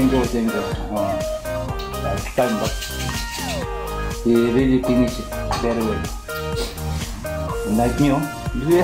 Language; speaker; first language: English; non-native, local second language; Filipino